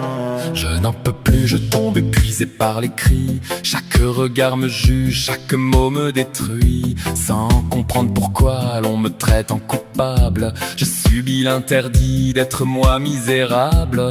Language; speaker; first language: French; native; French